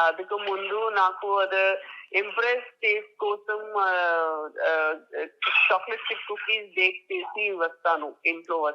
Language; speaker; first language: Telugu; non-native, learner; Gujarati